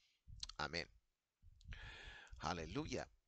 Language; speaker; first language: Chinese; non-native, fluent; English